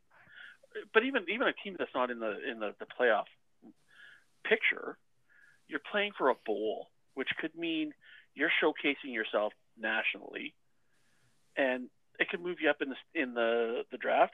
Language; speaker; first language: English; native; English